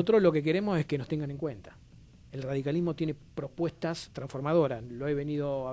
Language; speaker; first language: Spanish; native; Spanish